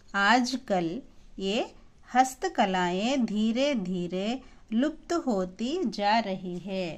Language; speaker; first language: Hindi; non-native, local second language; Telugu